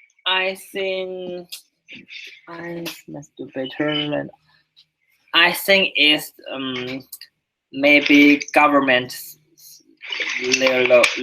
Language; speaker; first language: English; non-native, learner; Chinese